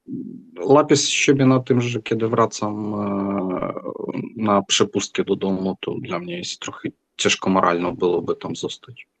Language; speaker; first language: Polish; non-native, fluent; Ukrainian